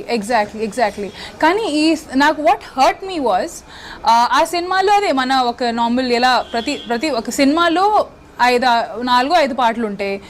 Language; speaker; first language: Telugu; non-native, local second language; Odia